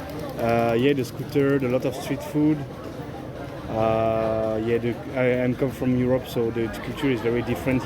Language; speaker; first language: English; non-native, learner; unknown